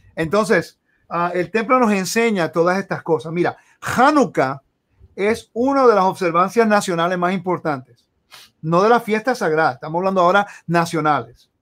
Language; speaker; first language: Spanish; early bilingual, heritage; Spanish